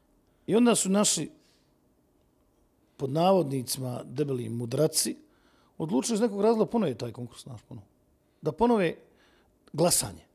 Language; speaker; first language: Serbian; native; Serbian